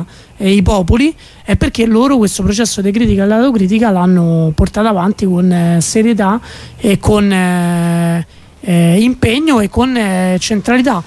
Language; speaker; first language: Italian; native; Italian